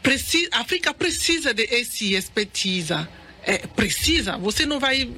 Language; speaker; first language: Portuguese; non-native, learner; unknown